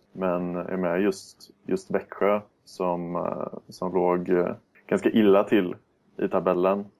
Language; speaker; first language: Swedish; native; Swedish